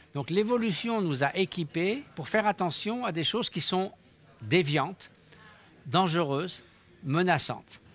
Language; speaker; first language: French; native; French